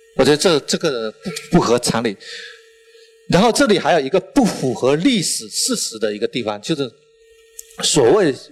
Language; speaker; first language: Chinese; non-native, local second language; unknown